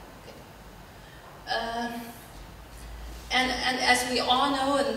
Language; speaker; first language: English; non-native, learner; Chinese